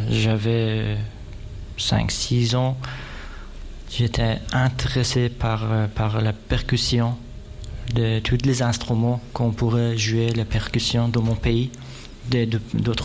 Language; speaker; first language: French; non-native, fluent; Persian